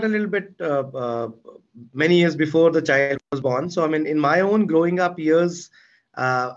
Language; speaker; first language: English; non-native, local second language; Hindi